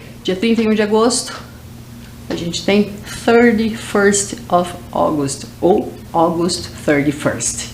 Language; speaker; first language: Portuguese; native; Portuguese